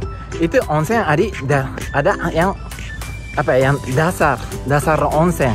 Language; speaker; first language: Indonesian; non-native, learner; Japanese